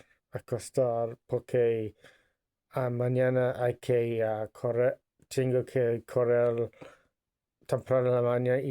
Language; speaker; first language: Spanish; non-native, learner; English